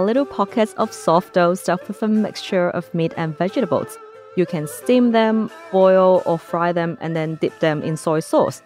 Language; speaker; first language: English; non-native, local second language; Cantonese